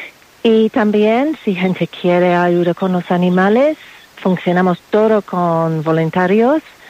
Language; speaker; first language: Spanish; non-native, learner; English